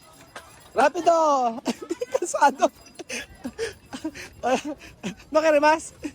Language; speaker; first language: Spanish; non-native, learner; Filipino